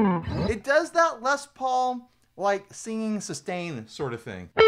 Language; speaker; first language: English; native; English